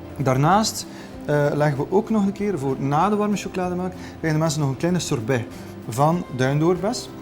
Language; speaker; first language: Dutch; native; Dutch